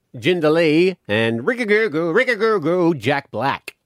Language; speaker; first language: English; native; English